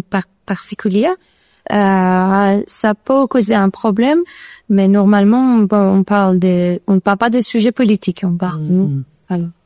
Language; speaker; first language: French; non-native, learner; Persian